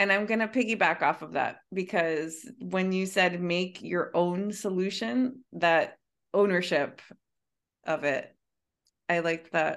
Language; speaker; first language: English; early bilingual, other home language; Spanish